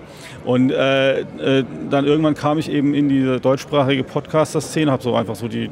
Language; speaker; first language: German; native; German